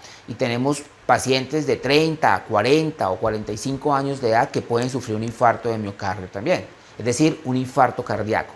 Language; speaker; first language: Spanish; native; Spanish